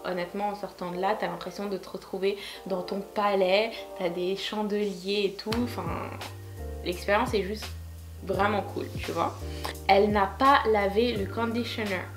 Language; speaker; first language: French; native; French